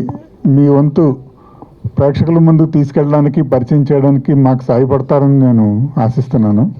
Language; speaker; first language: Telugu; native; Telugu